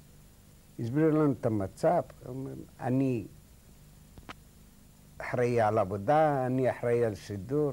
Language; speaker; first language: Hebrew; non-native, fluent; Arabic